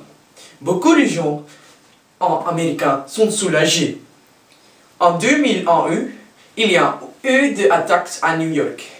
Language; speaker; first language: French; non-native, learner; English